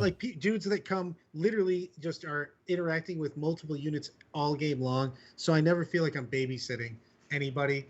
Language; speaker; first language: English; native; English